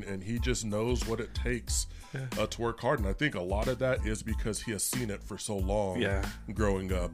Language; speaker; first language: English; native; English